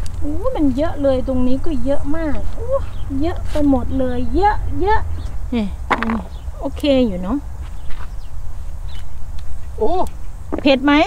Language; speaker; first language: Thai; non-native, local second language; Northeastern Thai